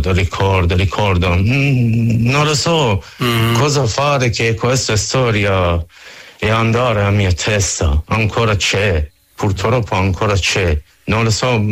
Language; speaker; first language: Italian; non-native, learner; Persian